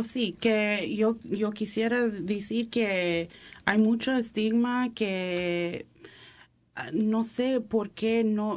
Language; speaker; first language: Spanish; early bilingual, heritage; English